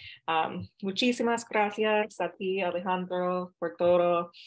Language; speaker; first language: Spanish; non-native, fluent; English